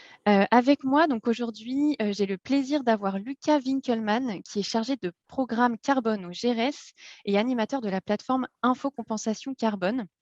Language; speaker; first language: French; native; French